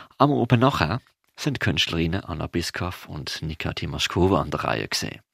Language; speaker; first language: German; native; German